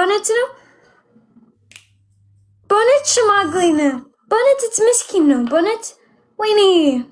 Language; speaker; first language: English; non-native, learner; Amharic